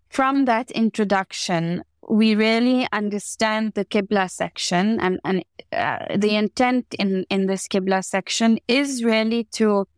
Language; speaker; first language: English; native; English